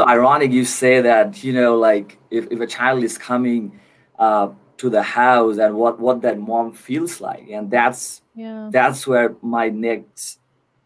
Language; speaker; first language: English; non-native, local second language; Bangla